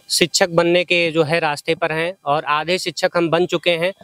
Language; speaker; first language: Hindi; native; Hindi